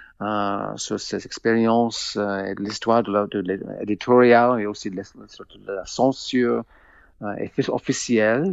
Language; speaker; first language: French; non-native, fluent; English